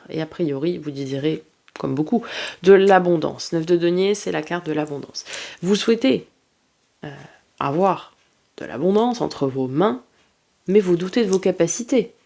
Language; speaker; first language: French; native; French